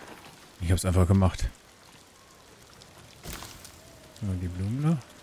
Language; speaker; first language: German; native; German